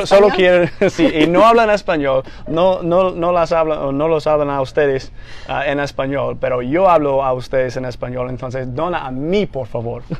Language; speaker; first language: Spanish; non-native, fluent; English